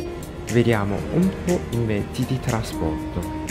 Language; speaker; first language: Italian; non-native, learner; Chinese